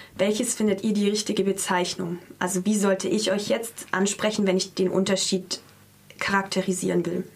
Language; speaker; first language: German; native; German